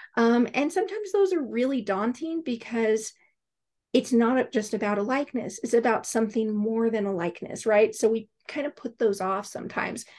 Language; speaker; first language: English; native; English